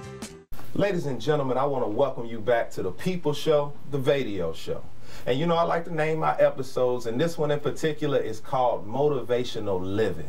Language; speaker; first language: English; native; English